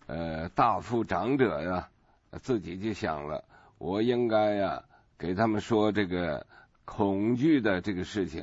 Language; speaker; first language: Chinese; native; Chinese